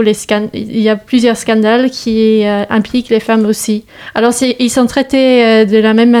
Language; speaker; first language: French; non-native, learner; English